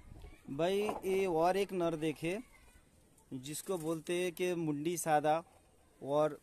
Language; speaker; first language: Hindi; non-native, local second language; Bangla